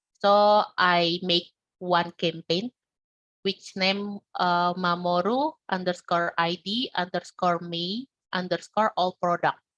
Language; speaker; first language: English; non-native, learner; Indonesian